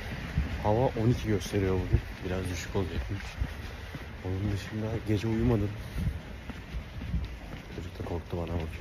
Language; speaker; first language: Turkish; native; Turkish